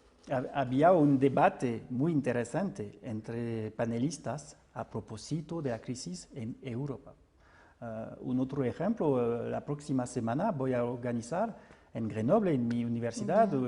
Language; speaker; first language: Spanish; non-native, fluent; French